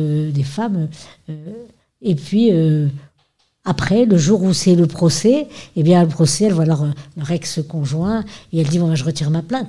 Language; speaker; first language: French; native; French